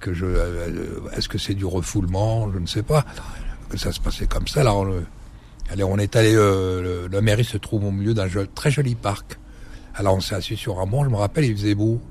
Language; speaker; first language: French; early bilingual, other home language; Arabic